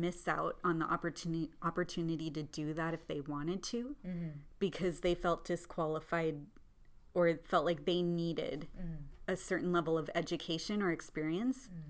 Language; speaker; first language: English; native; English